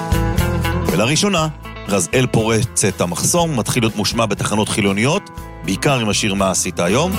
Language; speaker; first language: Hebrew; native; Hebrew